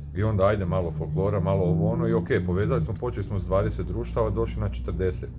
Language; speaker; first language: Bosnian; native; Bosnian